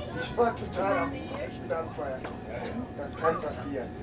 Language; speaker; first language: German; native; German